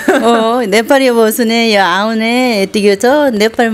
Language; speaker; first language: Nepali; non-native, learner; Korean